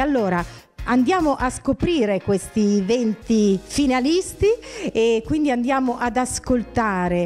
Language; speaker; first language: Italian; native; Italian